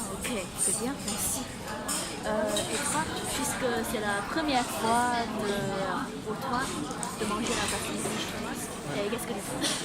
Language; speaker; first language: French; non-native, fluent; Chinese